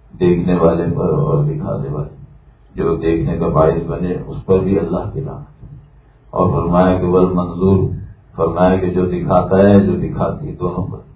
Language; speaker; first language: Urdu; native; Urdu